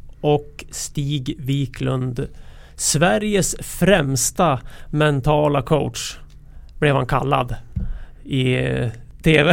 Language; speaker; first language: Swedish; native; Swedish